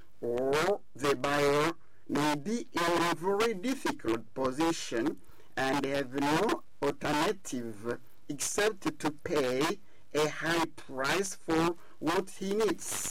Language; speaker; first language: English; non-native, fluent; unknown